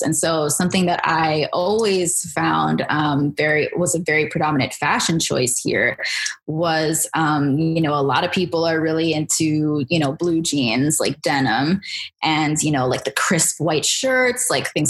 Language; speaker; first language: English; native; English